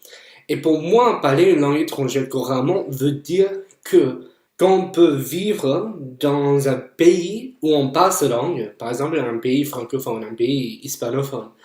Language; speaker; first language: French; non-native, fluent; English